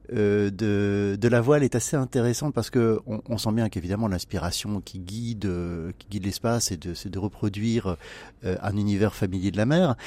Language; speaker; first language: French; native; French